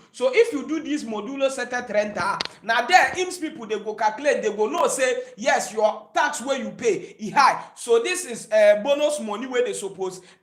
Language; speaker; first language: Nigerian Pidgin; native; Nigerian Pidgin